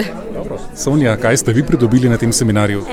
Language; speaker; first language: Slovenian; native; Slovenian